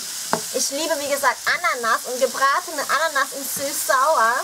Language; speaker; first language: German; early bilingual, other home language; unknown